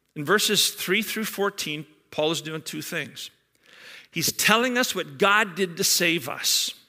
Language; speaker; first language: English; native; English